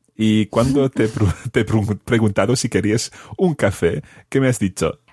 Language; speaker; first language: Spanish; non-native, fluent; English